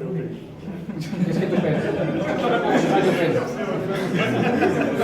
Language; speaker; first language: French; non-native, fluent; Spanish